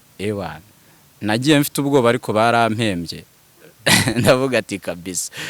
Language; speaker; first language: Kinyarwanda; early bilingual, other home language; Swahili